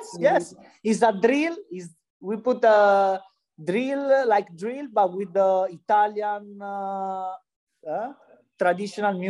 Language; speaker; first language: English; non-native, learner; Italian